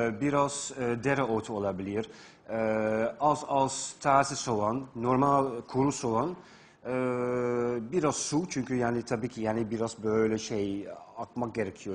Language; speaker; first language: Turkish; non-native, fluent; Dutch